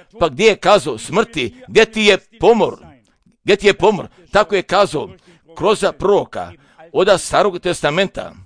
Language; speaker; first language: Croatian; non-native, fluent; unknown